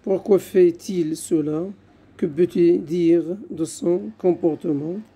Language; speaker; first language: French; non-native, local second language; Arabic